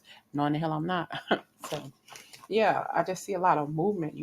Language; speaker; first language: English; native; English